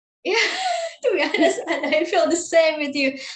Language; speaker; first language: English; non-native, learner; Indonesian